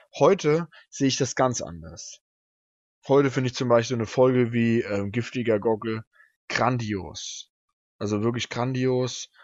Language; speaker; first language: German; native; German